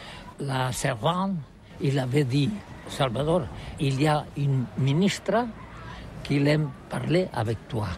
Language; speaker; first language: French; non-native, learner; Catalan